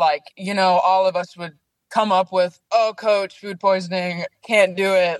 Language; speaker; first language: English; native; English